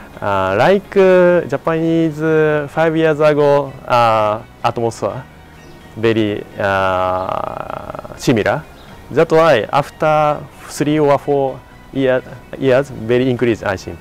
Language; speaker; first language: English; non-native, learner; Japanese